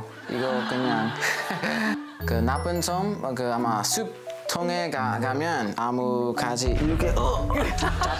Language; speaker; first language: Korean; non-native, learner; English